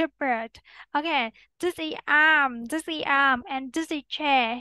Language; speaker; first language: English; non-native, fluent; Vietnamese